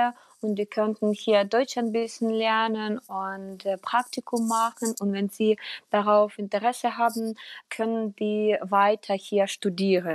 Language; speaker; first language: German; non-native, fluent; Ukrainian